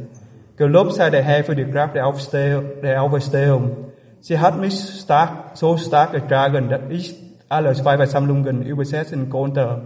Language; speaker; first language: German; non-native, learner; Vietnamese